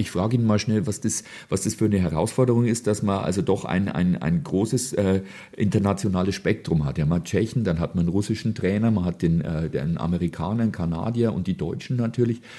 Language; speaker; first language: German; native; German